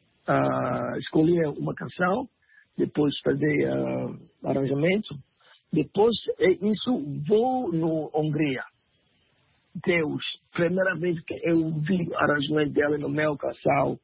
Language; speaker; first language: Portuguese; non-native, learner; French